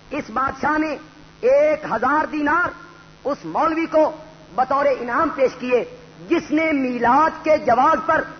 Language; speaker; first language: Urdu; non-native, local second language; Punjabi